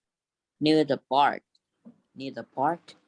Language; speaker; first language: English; non-native, learner; Vietnamese